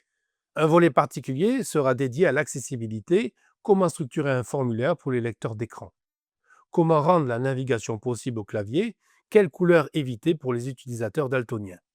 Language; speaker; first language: French; native; French